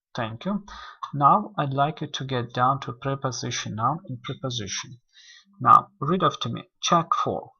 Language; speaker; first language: English; non-native, fluent; Russian